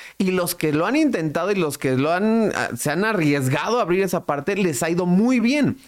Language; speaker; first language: Spanish; native; Spanish